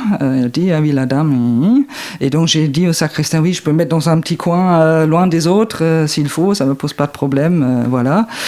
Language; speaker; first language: French; non-native, fluent; German